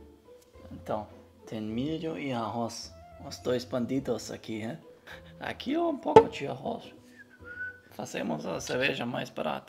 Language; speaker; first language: Portuguese; non-native, learner; German